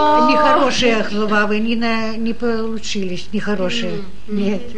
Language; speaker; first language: Russian; non-native, learner; Dutch